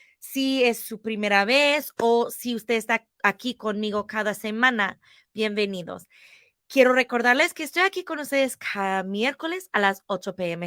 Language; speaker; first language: Spanish; non-native, fluent; English